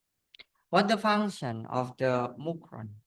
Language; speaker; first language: English; non-native, learner; Indonesian